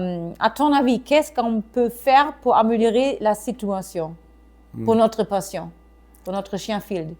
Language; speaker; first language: French; non-native, fluent; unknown